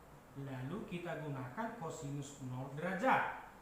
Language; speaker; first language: Indonesian; native; Indonesian